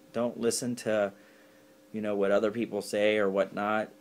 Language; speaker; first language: English; native; English